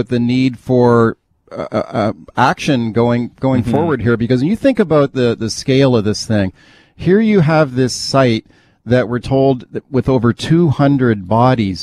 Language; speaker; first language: English; native; English